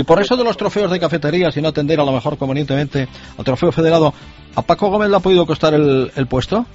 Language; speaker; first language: Spanish; native; Spanish